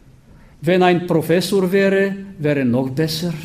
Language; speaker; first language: German; non-native, fluent; Bulgarian